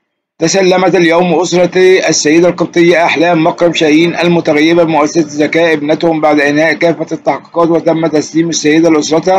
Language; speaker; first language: Arabic; native; Arabic